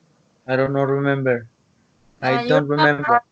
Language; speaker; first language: English; non-native, learner; Spanish